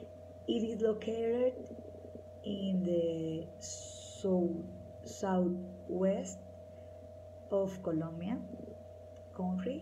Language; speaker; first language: English; non-native, learner; Spanish